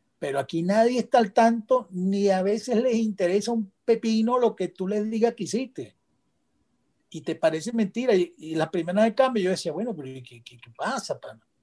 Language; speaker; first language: Spanish; native; Spanish